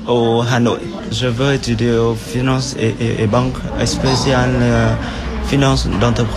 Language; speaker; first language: French; non-native, learner; Vietnamese